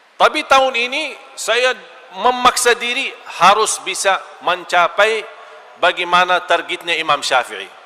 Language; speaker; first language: Malay; non-native, fluent; Arabic